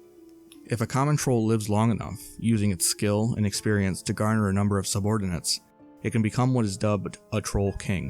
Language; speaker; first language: English; native; English